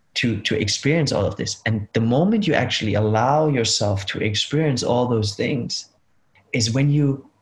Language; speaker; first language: English; non-native, fluent; German